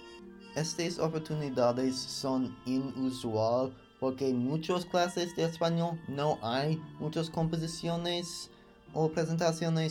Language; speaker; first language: Spanish; non-native, learner; English